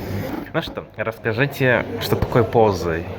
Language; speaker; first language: Russian; non-native, learner; Mongolian